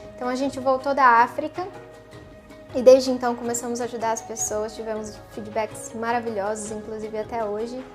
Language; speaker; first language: Portuguese; native; Portuguese